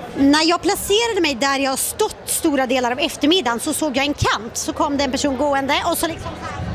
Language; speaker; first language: Swedish; native; Swedish